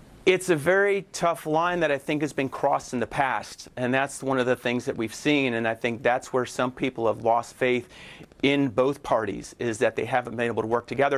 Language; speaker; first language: English; native; English